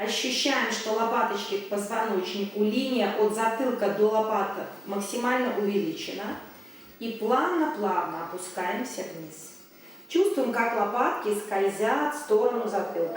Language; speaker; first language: Russian; native; Russian